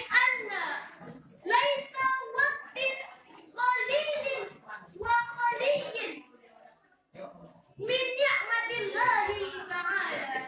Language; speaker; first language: Arabic; non-native, learner; Indonesian